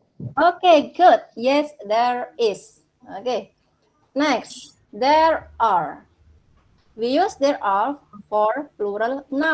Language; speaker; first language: English; non-native, fluent; Indonesian